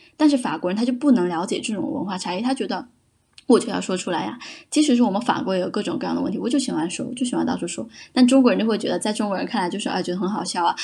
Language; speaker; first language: Chinese; native; Chinese